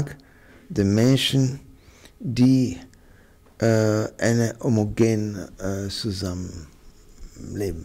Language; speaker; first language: German; non-native, fluent; Arabic